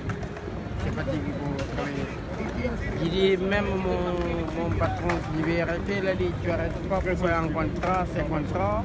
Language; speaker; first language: French; non-native, learner; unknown